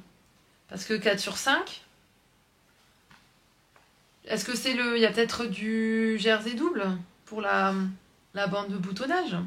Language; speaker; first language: French; native; French